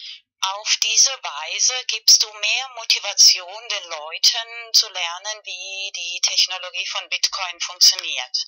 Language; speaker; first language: German; non-native, fluent; Spanish